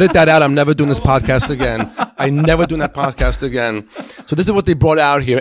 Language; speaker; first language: English; non-native, fluent; Hebrew